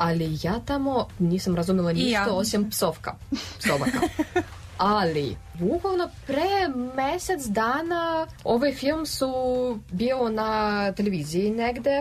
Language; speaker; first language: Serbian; non-native, learner; Russian